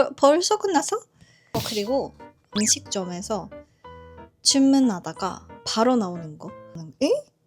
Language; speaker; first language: Korean; non-native, fluent; Japanese